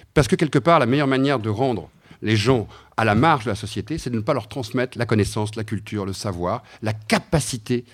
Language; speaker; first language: French; native; French